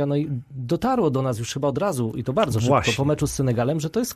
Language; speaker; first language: Polish; native; Polish